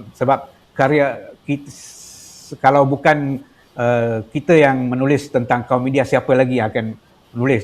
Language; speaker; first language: Malay; non-native, local second language; Tamil